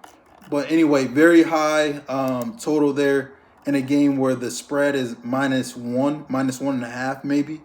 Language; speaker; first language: English; native; English